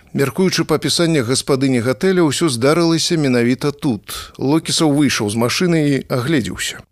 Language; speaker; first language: Belarusian; native; Belarusian